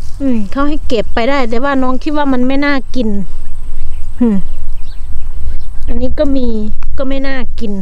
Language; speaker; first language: Thai; non-native, local second language; Northeastern Thai